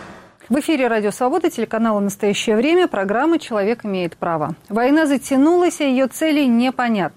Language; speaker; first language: Russian; native; Russian